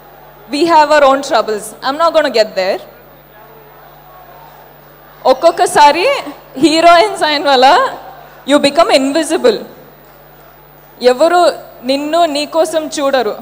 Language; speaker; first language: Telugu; non-native, local second language; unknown